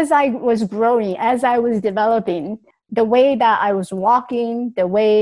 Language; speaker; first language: English; non-native, fluent; Chinese